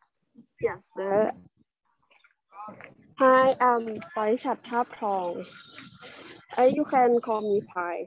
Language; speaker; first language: English; non-native, learner; Thai